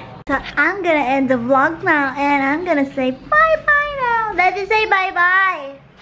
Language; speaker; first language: English; non-native, local second language; Filipino